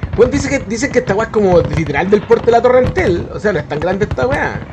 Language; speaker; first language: Spanish; native; Spanish